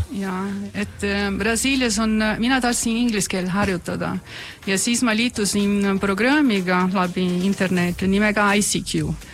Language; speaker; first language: Estonian; non-native, fluent; Portuguese